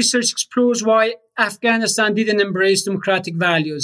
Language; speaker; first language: English; non-native, fluent; Persian